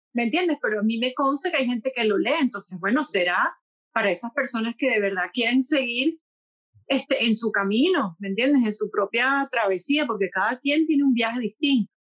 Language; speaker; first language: Spanish; native; Spanish